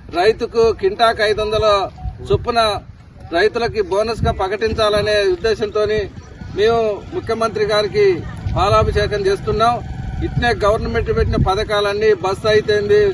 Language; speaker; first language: Telugu; native; Telugu